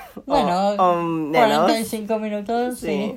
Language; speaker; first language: Spanish; non-native, fluent; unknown